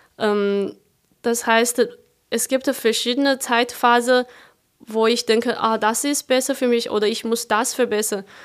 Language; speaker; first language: German; non-native, fluent; Chinese